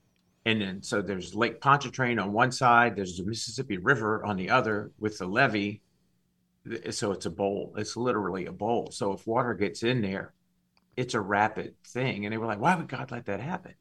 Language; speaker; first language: English; native; English